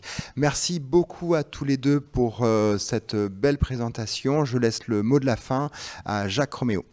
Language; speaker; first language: French; native; French